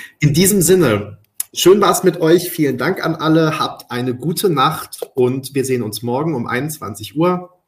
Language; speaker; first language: German; early bilingual, other home language; Spanish